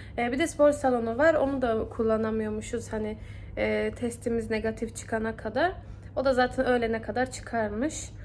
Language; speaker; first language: Turkish; early bilingual, heritage; Turkish